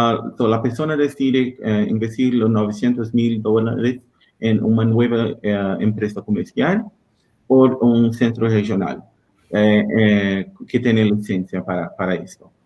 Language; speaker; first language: Spanish; non-native, learner; Portuguese